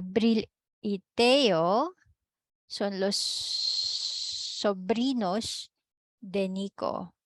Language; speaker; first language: Spanish; non-native, fluent; Filipino